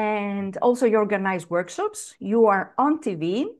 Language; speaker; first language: English; non-native, fluent; Greek